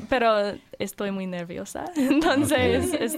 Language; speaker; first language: Spanish; non-native, learner; English